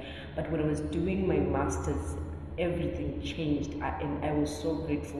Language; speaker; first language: English; non-native, local second language; Shona